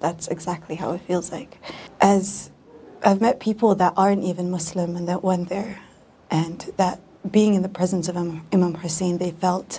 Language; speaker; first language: English; non-native, fluent; Bosnian